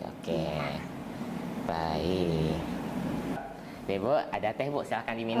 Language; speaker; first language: Indonesian; native; Indonesian